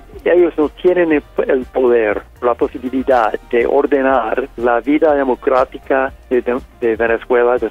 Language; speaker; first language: Spanish; non-native, fluent; English